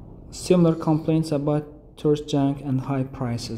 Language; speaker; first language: English; non-native, fluent; Azerbaijani